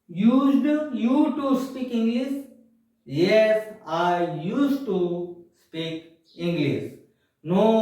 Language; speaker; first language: English; non-native, fluent; Gujarati